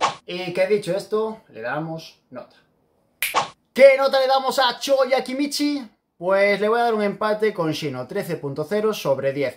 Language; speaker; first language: Spanish; native; Spanish